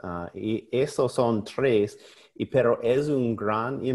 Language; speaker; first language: Spanish; non-native, learner; English